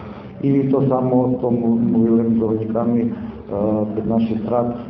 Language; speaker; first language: Polish; non-native, learner; Slovenian